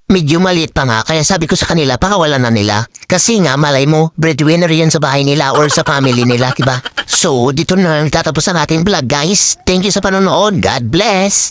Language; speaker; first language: Filipino; non-native, local second language; Iloko